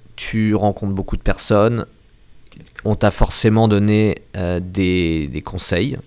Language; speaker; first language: French; native; French